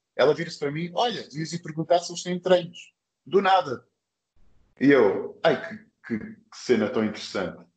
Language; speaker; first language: Portuguese; early bilingual, other home language; English